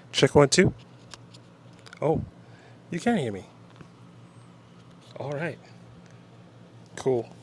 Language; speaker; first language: English; native; English